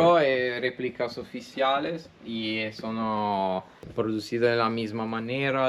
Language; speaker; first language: Spanish; non-native, learner; Italian